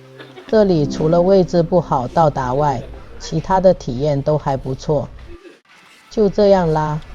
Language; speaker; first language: Chinese; native; Chinese